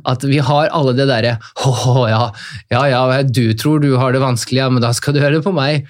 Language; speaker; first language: Norwegian; early bilingual, other home language; Russian